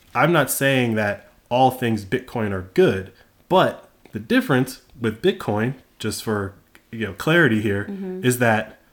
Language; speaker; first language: English; native; English